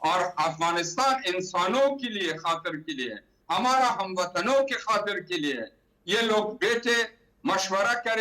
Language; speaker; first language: Hindi; non-native, learner; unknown